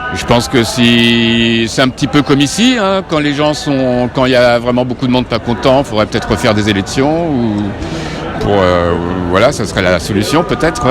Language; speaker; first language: French; native; French